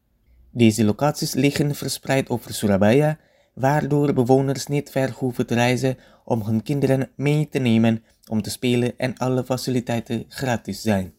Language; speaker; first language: Dutch; non-native, fluent; Indonesian